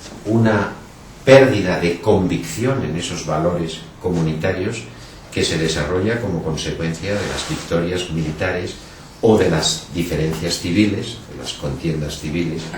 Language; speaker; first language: Spanish; native; Spanish